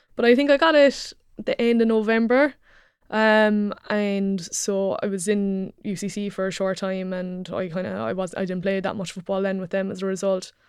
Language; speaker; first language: English; native; English